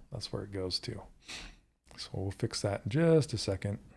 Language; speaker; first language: English; native; English